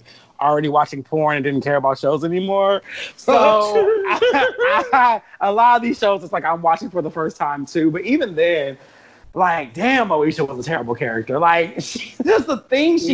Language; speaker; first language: English; native; English